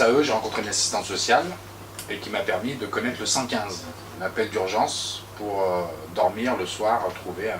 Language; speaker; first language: French; native; French